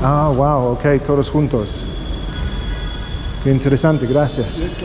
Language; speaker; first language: Spanish; non-native, learner; English